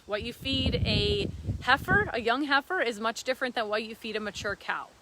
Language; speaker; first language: English; native; English